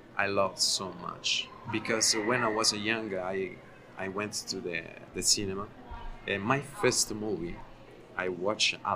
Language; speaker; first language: English; non-native, learner; Italian